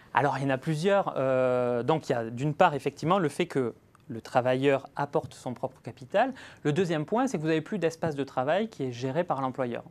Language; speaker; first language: French; native; French